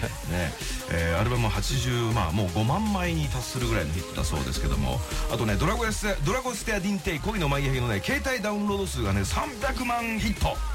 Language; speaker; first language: Japanese; native; Japanese